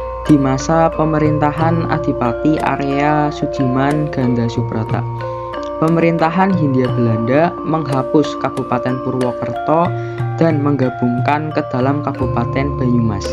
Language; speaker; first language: Indonesian; native; Indonesian